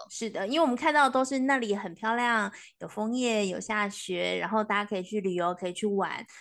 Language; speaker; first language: Chinese; native; Chinese